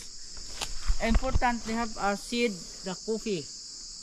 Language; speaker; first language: English; non-native, learner; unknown